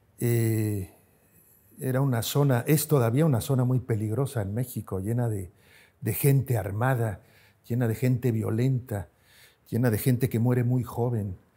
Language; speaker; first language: Spanish; native; Spanish